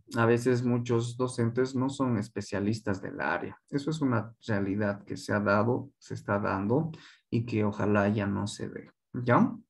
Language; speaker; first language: Spanish; non-native, local second language; Quechua